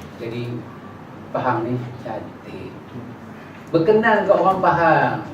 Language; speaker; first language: Malay; native; Malay